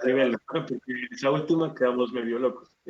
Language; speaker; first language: Spanish; native; Spanish